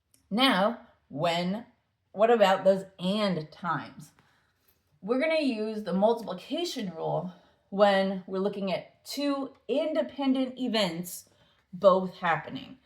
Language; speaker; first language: English; native; English